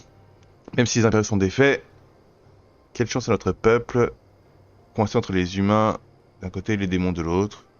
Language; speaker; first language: French; native; French